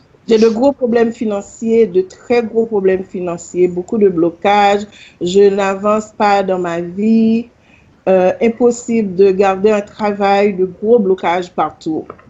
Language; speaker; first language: French; non-native, local second language; Haitian Creole